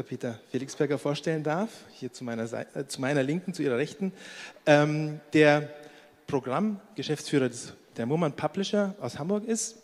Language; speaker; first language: German; native; German